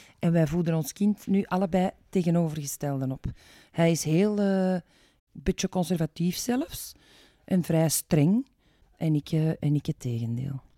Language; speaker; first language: Dutch; native; Dutch